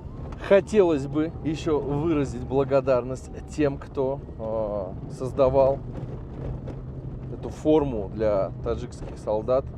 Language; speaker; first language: Russian; native; Russian